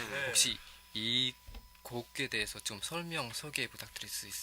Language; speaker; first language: Korean; non-native, fluent; Indonesian